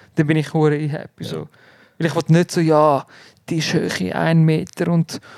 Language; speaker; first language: German; native; German